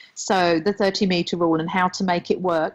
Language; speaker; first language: English; native; English